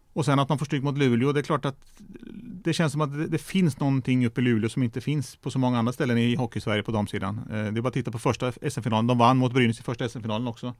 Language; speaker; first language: Swedish; native; Swedish